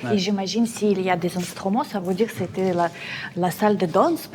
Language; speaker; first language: French; non-native, learner; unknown